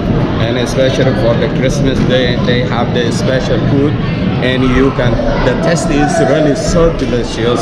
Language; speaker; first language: English; non-native, learner; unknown